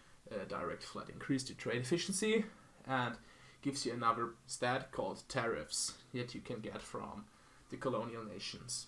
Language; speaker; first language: English; non-native, fluent; German